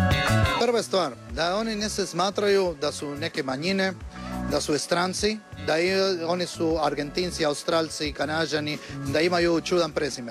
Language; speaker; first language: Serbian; non-native, learner; Spanish